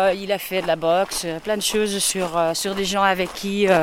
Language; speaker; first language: French; non-native, fluent; Dutch